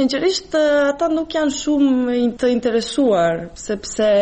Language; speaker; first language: Albanian; non-native, fluent; Serbian